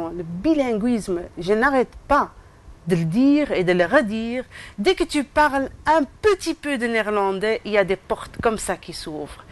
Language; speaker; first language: French; non-native, local second language; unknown